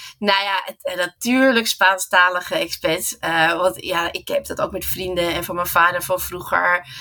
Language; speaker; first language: Dutch; early bilingual, heritage; Dutch